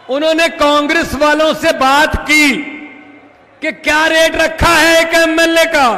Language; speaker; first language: Hindi; native; Hindi